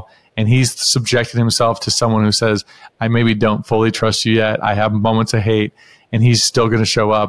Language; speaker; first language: English; native; English